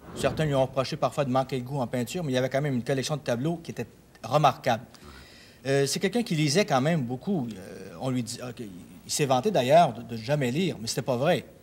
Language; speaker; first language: French; native; French